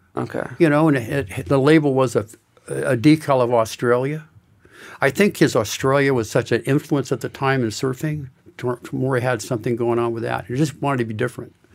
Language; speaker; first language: English; native; English